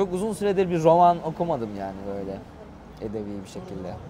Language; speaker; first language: Turkish; native; Turkish